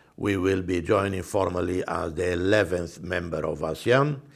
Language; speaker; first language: English; non-native, fluent; Portuguese